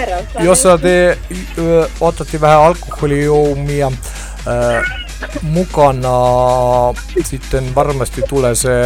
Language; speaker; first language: Finnish; non-native, learner; Estonian